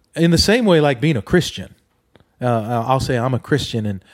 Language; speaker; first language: English; native; English